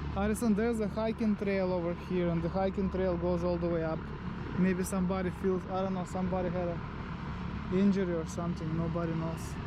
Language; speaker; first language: English; non-native, fluent; Russian